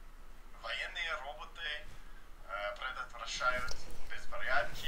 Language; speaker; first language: Russian; non-native, learner; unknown